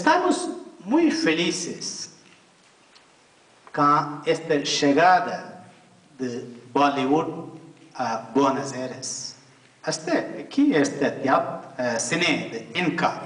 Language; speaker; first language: Spanish; non-native, fluent; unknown